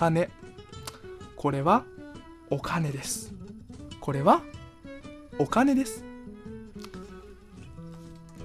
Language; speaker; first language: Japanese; non-native, fluent; Chinese